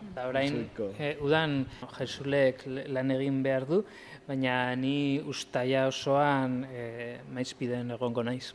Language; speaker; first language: Basque; non-native, local second language; Spanish